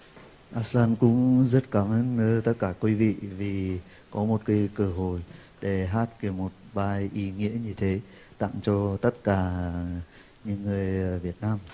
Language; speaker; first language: Vietnamese; non-native, fluent; Turkish